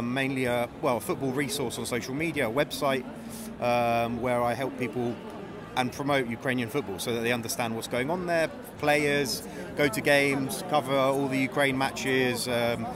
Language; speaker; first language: English; native; English